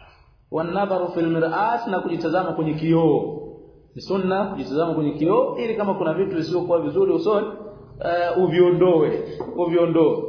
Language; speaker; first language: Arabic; non-native, fluent; Swahili